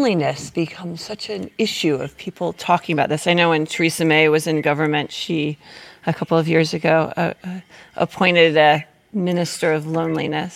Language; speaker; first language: English; native; English